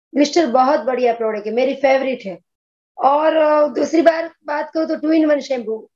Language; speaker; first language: Hindi; non-native, local second language; Gujarati